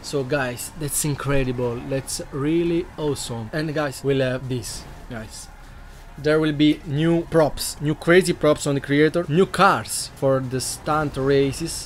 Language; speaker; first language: English; non-native, learner; Italian